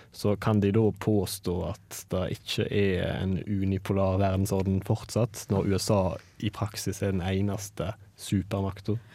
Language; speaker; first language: Norwegian; native; Norwegian